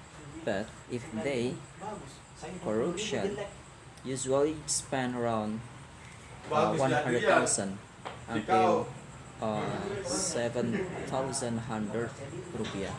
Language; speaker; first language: English; non-native, learner; Indonesian